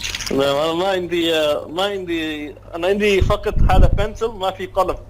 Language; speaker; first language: Arabic; non-native, learner; English